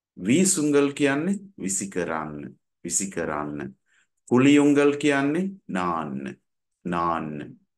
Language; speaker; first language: Sinhala; non-native, local second language; Tamil